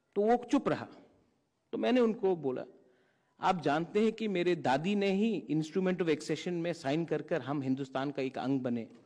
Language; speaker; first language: Hindi; non-native, local second language; Kok Borok